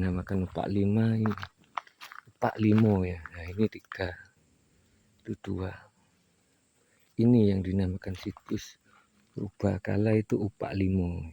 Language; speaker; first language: Indonesian; non-native, local second language; Javanese